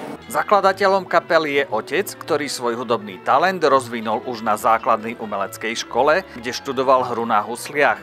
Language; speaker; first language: Slovak; native; Slovak